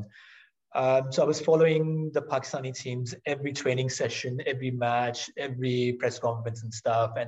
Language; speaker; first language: English; non-native, local second language; Urdu